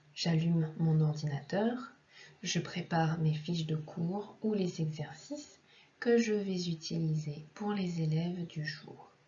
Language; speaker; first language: French; non-native, fluent; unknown